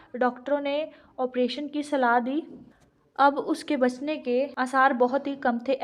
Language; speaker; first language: Hindi; non-native, local second language; Punjabi